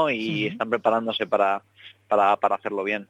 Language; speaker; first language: Spanish; native; Spanish